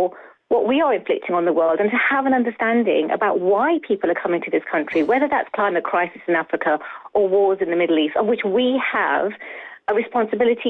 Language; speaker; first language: English; native; English